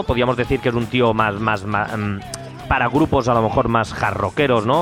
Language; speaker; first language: Spanish; native; Spanish